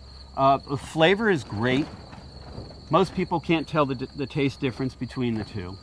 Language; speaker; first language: English; native; English